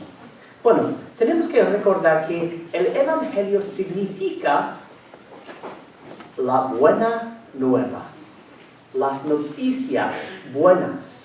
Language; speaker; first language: Spanish; non-native, fluent; English